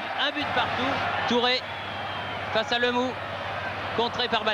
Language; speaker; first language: French; native; French